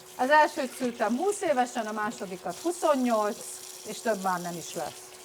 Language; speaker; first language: Hungarian; native; Hungarian